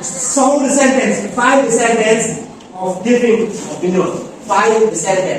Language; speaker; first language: English; non-native, learner; Indonesian